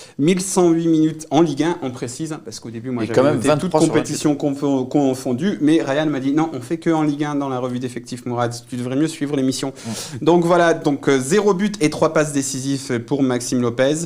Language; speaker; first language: French; native; French